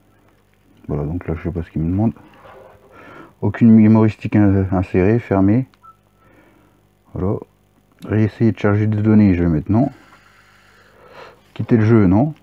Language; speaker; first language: French; native; French